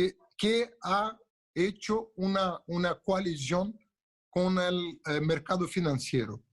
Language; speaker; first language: Spanish; non-native, local second language; Portuguese